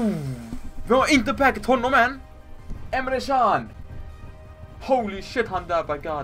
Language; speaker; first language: Swedish; native; Swedish